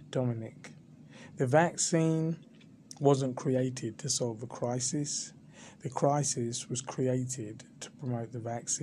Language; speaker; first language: English; native; English